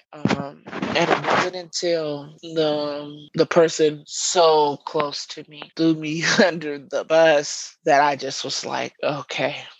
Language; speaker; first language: English; native; English